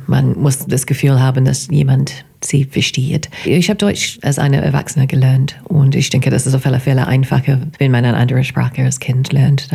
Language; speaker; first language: German; non-native, fluent; English